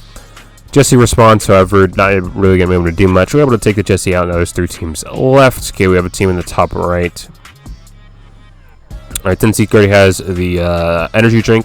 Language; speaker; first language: English; native; English